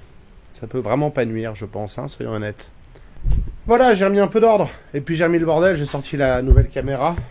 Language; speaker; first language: French; native; French